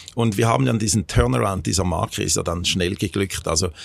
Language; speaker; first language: German; native; German